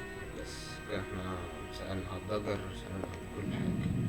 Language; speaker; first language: Arabic; native; Arabic